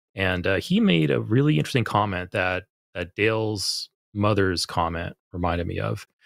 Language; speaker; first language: English; native; English